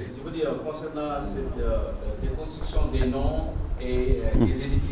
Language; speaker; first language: French; non-native, local second language; Wolof